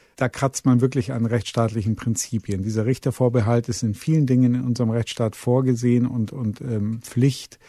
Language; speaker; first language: German; native; German